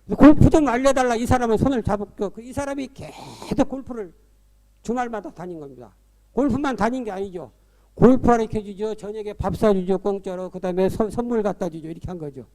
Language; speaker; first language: Korean; native; Korean